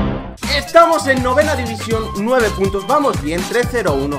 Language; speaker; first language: Spanish; native; Spanish